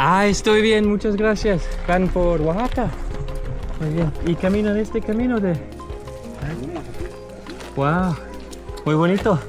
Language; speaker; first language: Spanish; non-native, learner; English